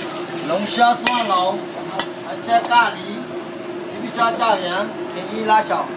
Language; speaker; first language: Chinese; non-native, learner; Thai